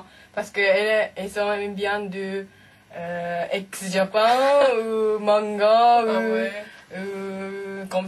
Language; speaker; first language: French; non-native, learner; Japanese